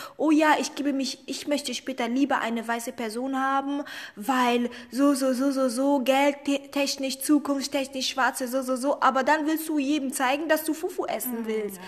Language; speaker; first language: German; early bilingual, other home language; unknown